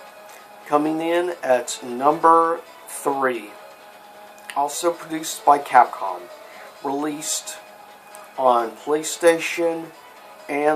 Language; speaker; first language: English; native; English